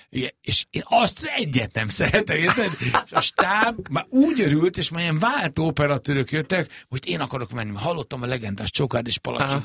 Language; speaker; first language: Hungarian; native; Hungarian